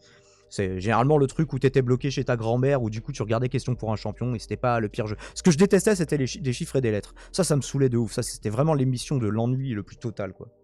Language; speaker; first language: French; native; French